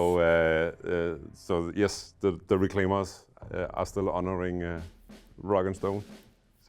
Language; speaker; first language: English; non-native, fluent; Danish